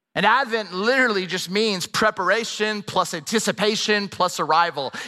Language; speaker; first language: English; native; English